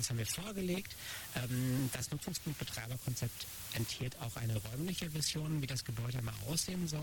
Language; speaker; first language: German; native; German